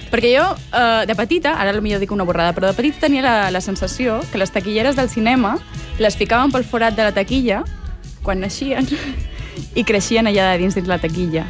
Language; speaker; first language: Catalan; native; Catalan